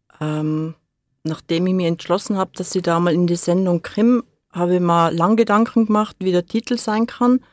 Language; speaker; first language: German; native; German